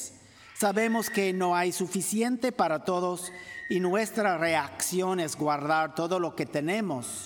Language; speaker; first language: Spanish; non-native, fluent; English